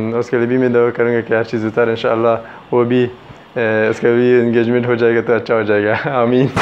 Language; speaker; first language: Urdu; non-native, learner; Pashto